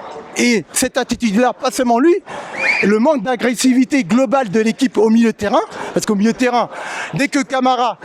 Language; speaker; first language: French; native; French